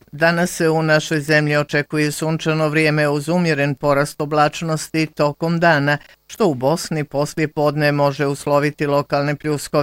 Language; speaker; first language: Bosnian; native; Bosnian